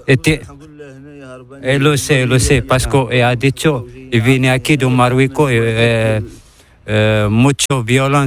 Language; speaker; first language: Spanish; non-native, learner; Arabic